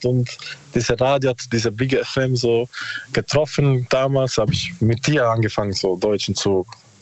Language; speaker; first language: German; non-native, learner; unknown